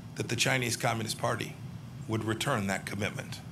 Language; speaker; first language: English; native; English